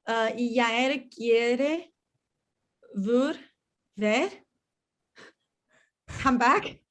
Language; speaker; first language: Spanish; non-native, learner; Chinese